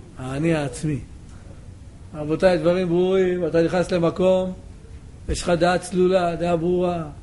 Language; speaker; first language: Hebrew; native; Hebrew